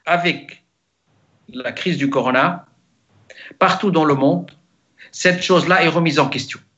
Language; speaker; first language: French; non-native, local second language; Arabic